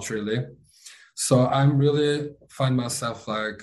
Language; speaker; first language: English; non-native, fluent; Turkish